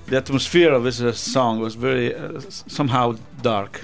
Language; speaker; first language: English; non-native, fluent; Italian